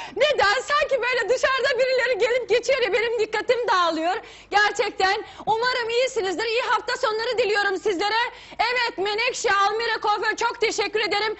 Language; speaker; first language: Turkish; native; Turkish